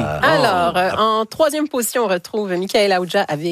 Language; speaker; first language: French; native; French